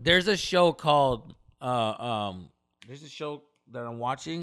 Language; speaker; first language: English; early bilingual, other home language; Spanish